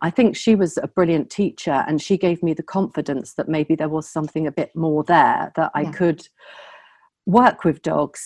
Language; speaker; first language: English; native; English